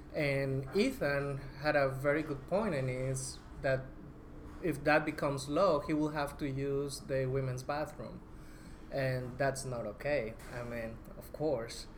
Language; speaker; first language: English; non-native, fluent; Spanish